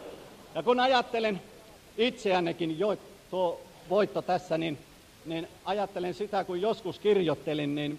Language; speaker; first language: Finnish; native; Finnish